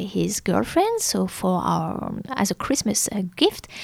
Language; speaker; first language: English; non-native, fluent; French